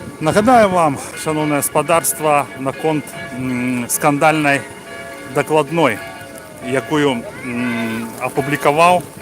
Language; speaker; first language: Belarusian; non-native, local second language; Russian